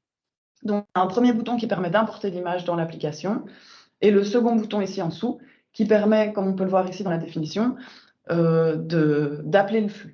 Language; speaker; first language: French; native; French